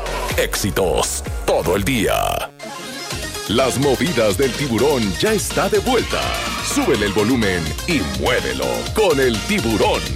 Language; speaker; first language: Spanish; native; Spanish